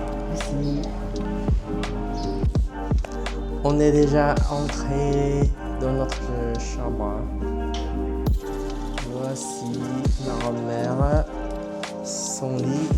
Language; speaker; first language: French; non-native, fluent; Vietnamese